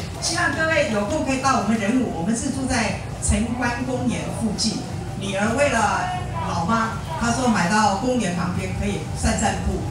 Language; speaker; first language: Chinese; non-native, local second language; Hakka Chinese